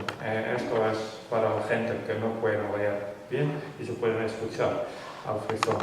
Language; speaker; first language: Spanish; non-native, fluent; Western Frisian